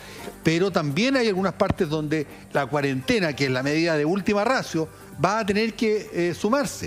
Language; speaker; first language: Spanish; native; Spanish